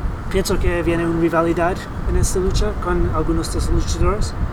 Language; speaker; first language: Spanish; non-native, learner; English